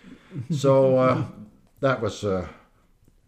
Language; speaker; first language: English; native; English